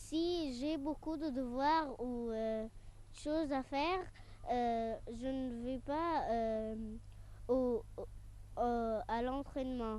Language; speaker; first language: French; non-native, fluent; Arabic